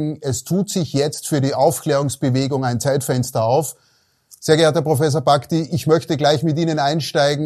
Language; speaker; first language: German; native; German